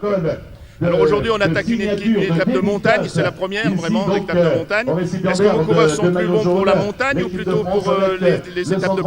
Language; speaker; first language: French; native; French